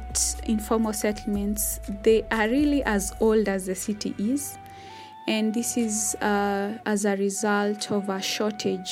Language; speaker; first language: English; non-native, local second language; Kikuyu